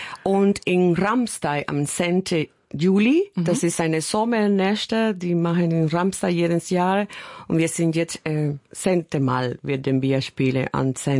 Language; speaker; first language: German; non-native, learner; Spanish